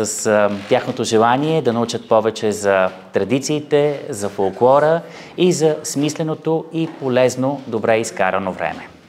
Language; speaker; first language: Bulgarian; native; Bulgarian